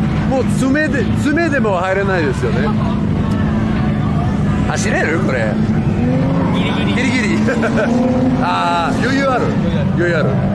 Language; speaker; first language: Japanese; non-native, fluent; English